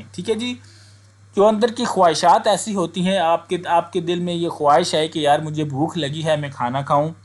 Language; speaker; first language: Urdu; non-native, local second language; Punjabi